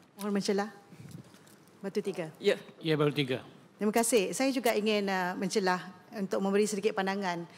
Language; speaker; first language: Malay; non-native, local second language; Chinese